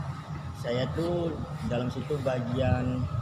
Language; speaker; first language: Indonesian; native; Indonesian